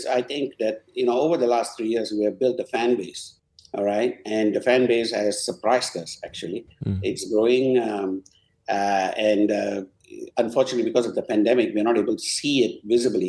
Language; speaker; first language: English; non-native, local second language; Tamil